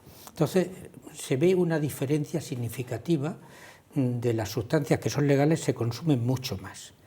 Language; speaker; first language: Spanish; native; Spanish